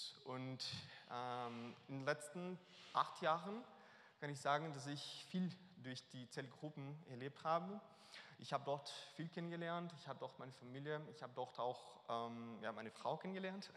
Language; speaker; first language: German; non-native, learner; Portuguese